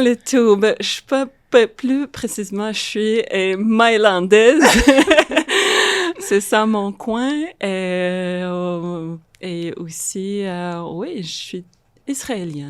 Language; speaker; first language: French; non-native, fluent; Russian